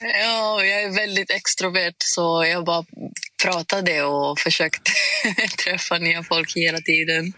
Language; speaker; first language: Swedish; non-native, fluent; Greek